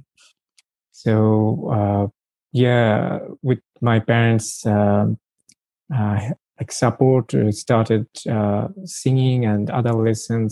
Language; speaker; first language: English; non-native, local second language; Bangla